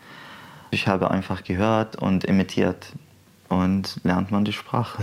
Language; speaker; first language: German; non-native, fluent; Arabic